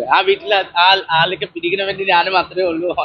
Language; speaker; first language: Malayalam; non-native, local second language; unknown